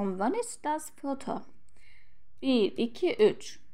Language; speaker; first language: German; non-native, learner; Turkish